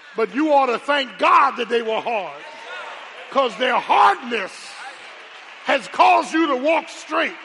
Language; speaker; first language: English; native; English